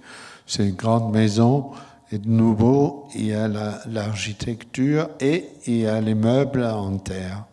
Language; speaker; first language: French; non-native, fluent; German